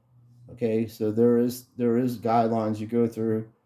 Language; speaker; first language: English; native; English